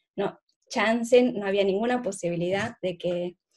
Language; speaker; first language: Spanish; native; Spanish